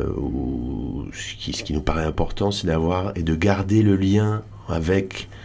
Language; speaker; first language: French; native; French